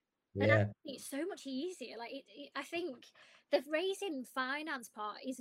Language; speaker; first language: English; native; English